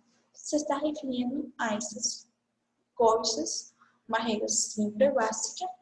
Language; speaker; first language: Portuguese; non-native, fluent; Spanish